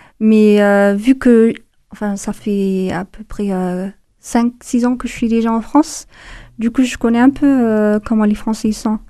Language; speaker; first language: French; non-native, fluent; Amharic